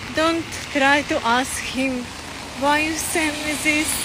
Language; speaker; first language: English; non-native, learner; Russian